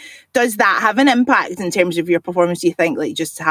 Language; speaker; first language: English; native; English